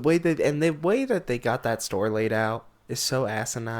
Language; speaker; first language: English; native; English